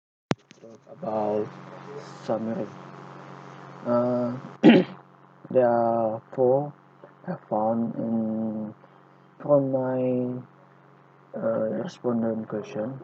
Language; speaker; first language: English; non-native, local second language; Malay